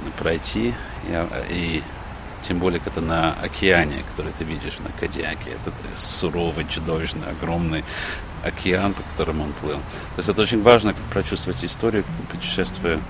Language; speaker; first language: Russian; early bilingual, heritage; English